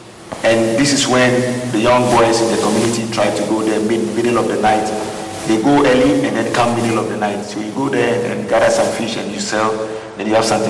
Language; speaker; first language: English; non-native, local second language; Ga